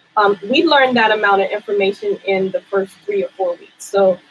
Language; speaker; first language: English; native; English